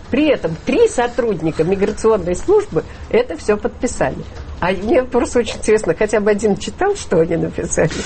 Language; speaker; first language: Russian; native; Russian